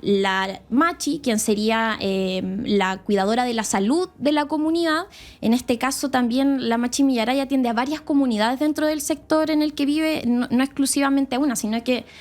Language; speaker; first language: Spanish; native; Spanish